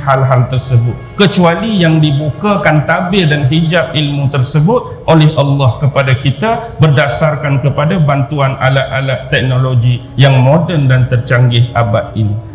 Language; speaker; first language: Malay; native; Malay